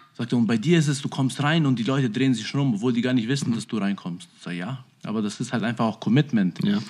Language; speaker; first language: German; early bilingual, other home language; Albanian